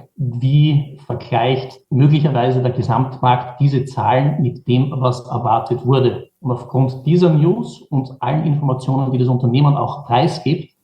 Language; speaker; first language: German; native; German